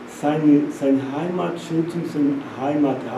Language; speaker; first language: German; non-native, learner; Portuguese